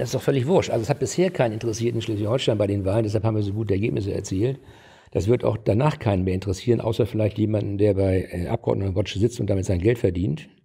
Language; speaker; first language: German; native; German